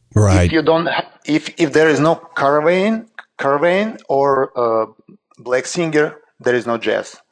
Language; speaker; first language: English; non-native, learner; Russian